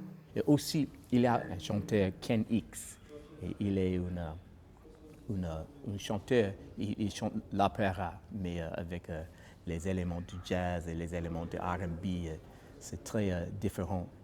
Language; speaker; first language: French; non-native, learner; English